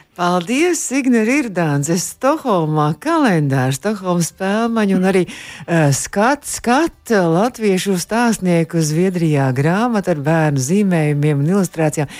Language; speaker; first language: Latvian; native; Latvian